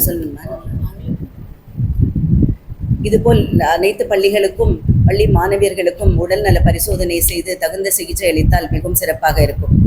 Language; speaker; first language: Tamil; native; Tamil